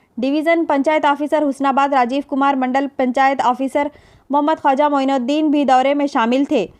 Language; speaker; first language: Urdu; native; Urdu